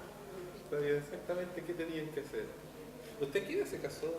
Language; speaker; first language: Spanish; native; Spanish